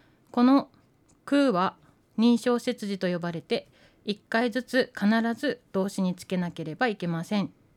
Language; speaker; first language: Japanese; native; Japanese